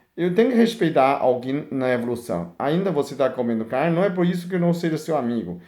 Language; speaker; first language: Portuguese; non-native, fluent; Chinese